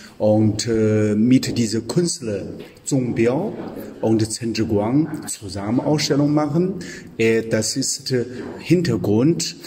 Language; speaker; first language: German; non-native, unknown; Chinese